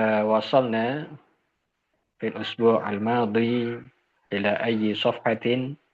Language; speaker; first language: Arabic; non-native, fluent; Indonesian